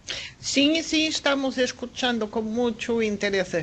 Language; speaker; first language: Spanish; non-native, fluent; Portuguese